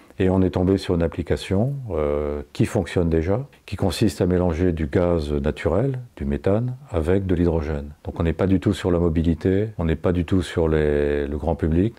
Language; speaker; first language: French; native; French